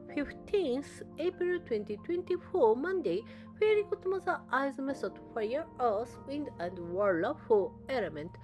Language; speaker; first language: English; non-native, learner; Japanese